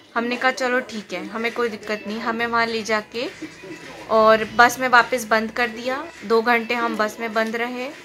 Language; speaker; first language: Hindi; native; Hindi